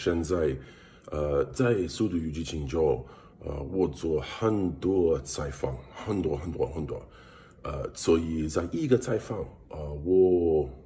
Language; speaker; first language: Chinese; non-native, learner; English